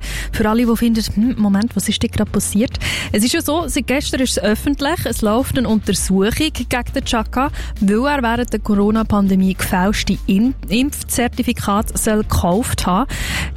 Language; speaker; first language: German; native; German